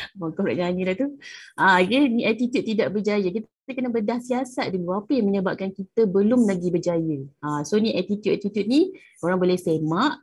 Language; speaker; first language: Malay; native; Malay